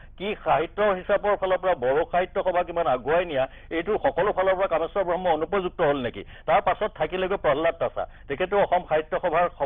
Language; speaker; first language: Assamese; native; Assamese